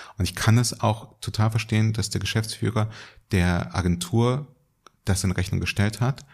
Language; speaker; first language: German; early bilingual, other home language; Russian